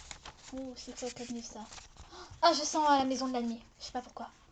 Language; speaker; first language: French; native; French